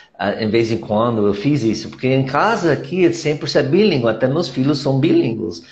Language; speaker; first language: Portuguese; non-native, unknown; English